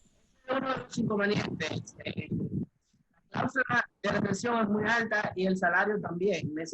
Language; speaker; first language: Spanish; native; Spanish